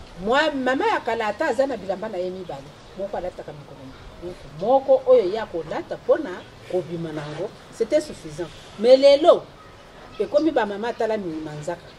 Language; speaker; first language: Lingala; non-native, local second language; Luba-Lulua